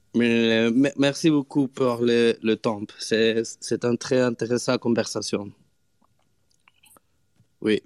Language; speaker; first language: French; non-native, learner; Polish